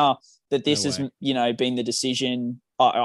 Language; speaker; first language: English; native; English